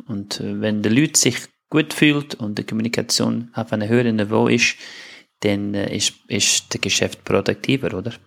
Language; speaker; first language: German; non-native, fluent; English